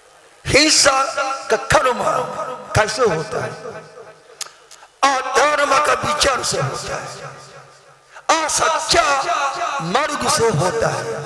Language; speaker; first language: Hindi; non-native, learner; Japanese